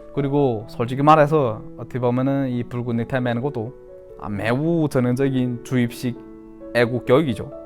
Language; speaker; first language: Korean; early bilingual, heritage; Korean